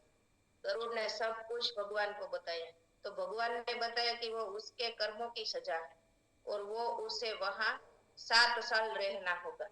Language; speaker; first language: Hindi; native; Hindi